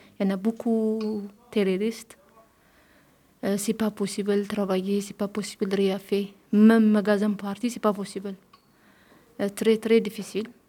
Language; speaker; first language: French; non-native, learner; Tigrinya